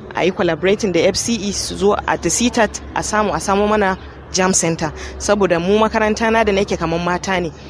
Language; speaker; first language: Hausa; native; Hausa